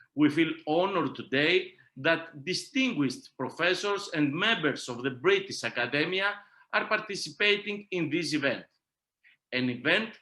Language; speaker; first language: English; non-native, fluent; Greek